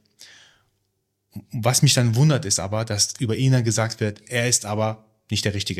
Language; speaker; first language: German; early bilingual, other home language; Persian